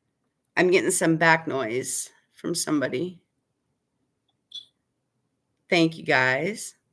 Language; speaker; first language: English; native; English